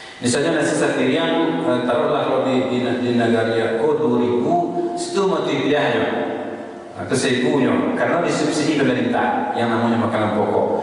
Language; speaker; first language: Malay; non-native, local second language; Minangkabau